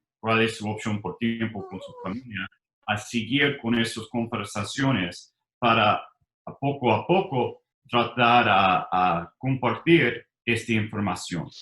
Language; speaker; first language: Spanish; non-native, learner; English